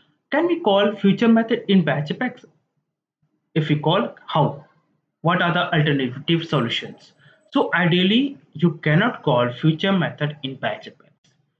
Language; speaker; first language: English; non-native, local second language; Hindi